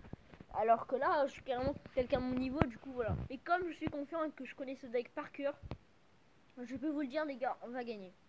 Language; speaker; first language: French; native; French